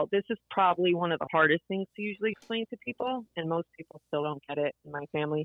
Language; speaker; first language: English; early bilingual, other home language; Portuguese